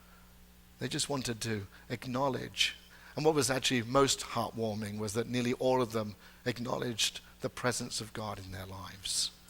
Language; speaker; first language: English; native; English